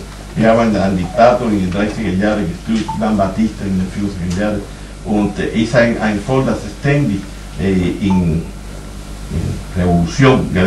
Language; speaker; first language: German; non-native, fluent; Spanish